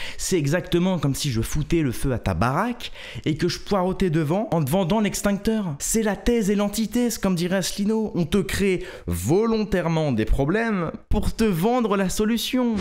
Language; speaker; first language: French; native; French